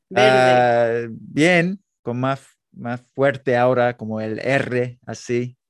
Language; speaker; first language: Spanish; non-native, learner; English